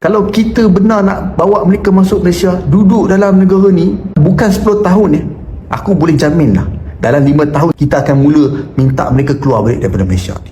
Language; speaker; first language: Malay; native; Malay